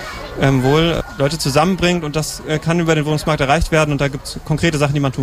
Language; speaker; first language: German; native; German